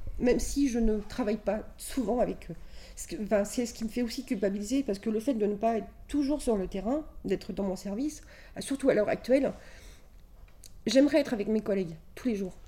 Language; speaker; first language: French; native; French